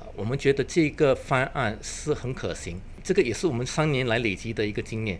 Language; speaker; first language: Chinese; native; Chinese